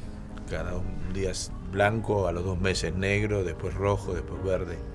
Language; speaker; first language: Spanish; native; Spanish